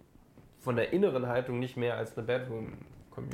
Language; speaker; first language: German; native; German